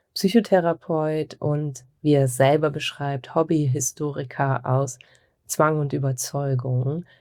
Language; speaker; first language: German; native; German